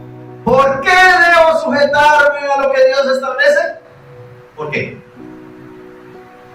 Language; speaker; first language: Spanish; native; Spanish